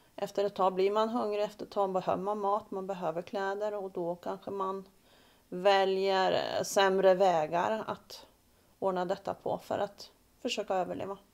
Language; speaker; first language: Swedish; native; Swedish